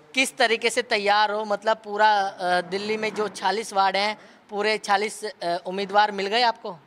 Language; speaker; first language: Hindi; native; Hindi